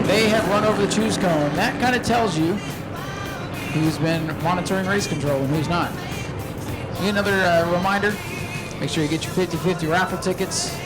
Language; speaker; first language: English; native; English